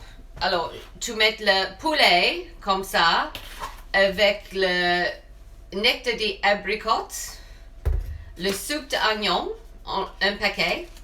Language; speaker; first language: French; non-native, learner; English